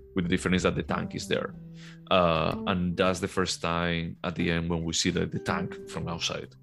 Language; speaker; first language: English; non-native, fluent; Galician